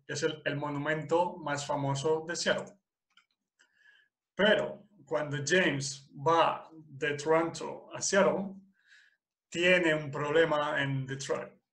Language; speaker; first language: Spanish; non-native, fluent; English